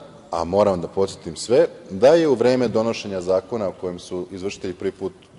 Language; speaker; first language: Serbian; native; Serbian